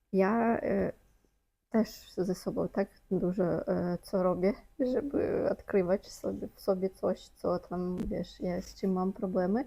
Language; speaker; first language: Polish; non-native, fluent; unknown